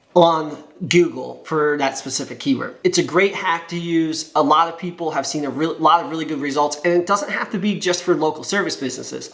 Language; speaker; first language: English; native; English